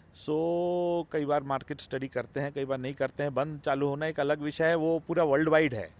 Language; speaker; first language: Hindi; non-native, local second language; Tamil